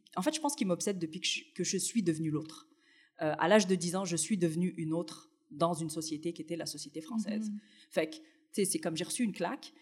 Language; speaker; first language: French; early bilingual, other home language; Arabic